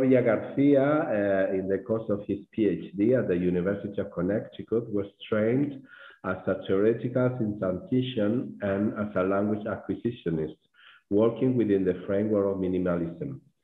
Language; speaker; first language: English; non-native, fluent; Spanish